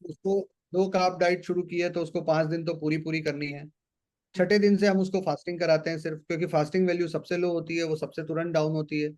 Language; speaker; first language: Hindi; native; Hindi